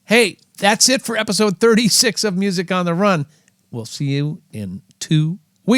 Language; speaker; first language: English; native; English